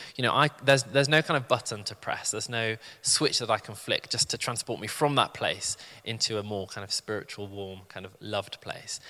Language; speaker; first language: English; native; English